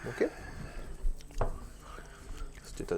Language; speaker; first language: French; native; French